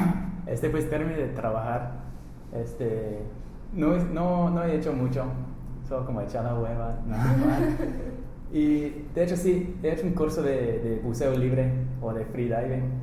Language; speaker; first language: Spanish; non-native, fluent; English